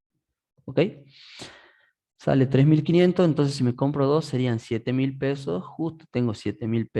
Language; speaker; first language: Spanish; native; Spanish